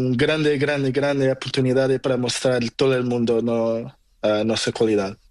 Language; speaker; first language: Spanish; non-native, learner; Portuguese